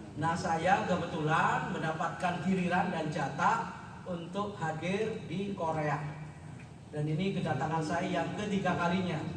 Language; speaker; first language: Indonesian; non-native, local second language; Javanese